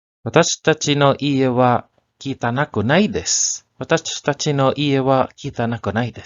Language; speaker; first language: Japanese; non-native, learner; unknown